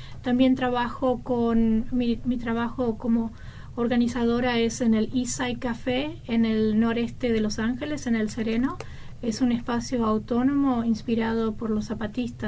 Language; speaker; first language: Spanish; native; Spanish